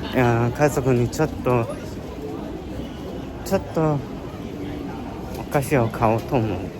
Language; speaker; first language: Japanese; non-native, learner; Mongolian